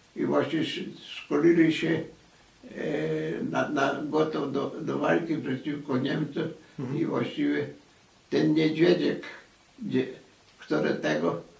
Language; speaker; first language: Polish; native; Polish